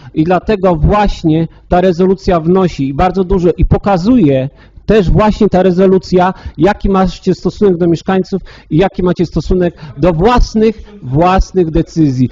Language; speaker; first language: Polish; native; Polish